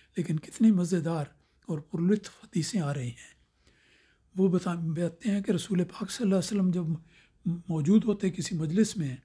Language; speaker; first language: Urdu; native; Urdu